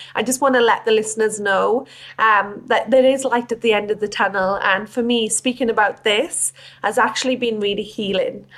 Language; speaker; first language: English; native; English